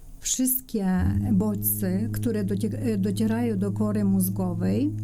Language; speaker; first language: Polish; non-native, fluent; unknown